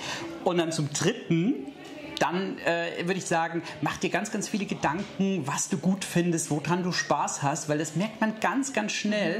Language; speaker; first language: German; native; German